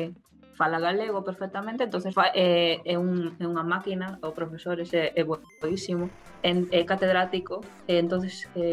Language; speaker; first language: Galician; non-native, local second language; Spanish